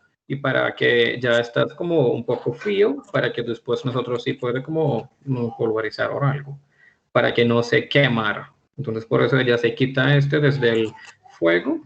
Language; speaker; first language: Spanish; non-native, fluent; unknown